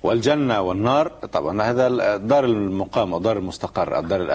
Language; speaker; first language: Arabic; native; Arabic